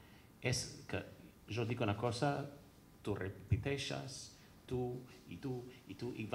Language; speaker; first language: Catalan; non-native, fluent; English